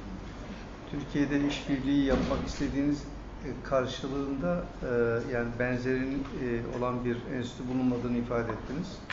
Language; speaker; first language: Turkish; native; Turkish